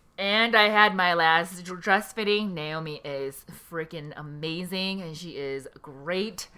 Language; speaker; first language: English; early bilingual, other home language; Korean